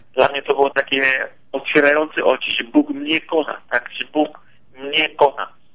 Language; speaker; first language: Polish; non-native, fluent; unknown